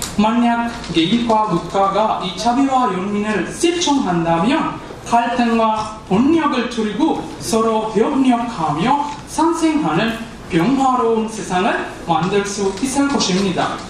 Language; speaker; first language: Korean; non-native, fluent; Sinhala